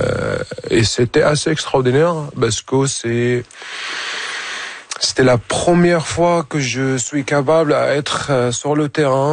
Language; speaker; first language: French; non-native, fluent; Arabic